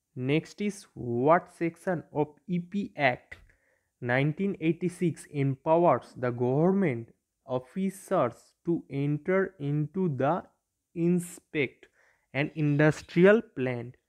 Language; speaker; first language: English; non-native, local second language; Bangla